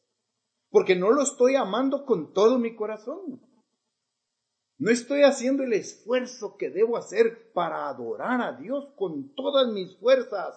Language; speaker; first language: Spanish; native; Spanish